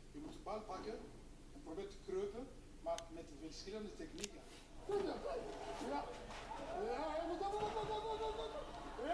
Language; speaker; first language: Dutch; non-native, learner; Lingala